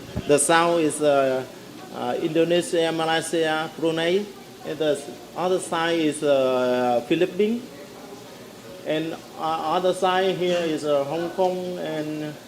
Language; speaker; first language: English; non-native, learner; Vietnamese